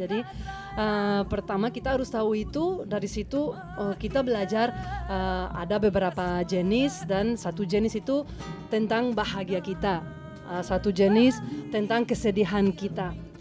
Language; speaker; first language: Indonesian; non-native, fluent; Spanish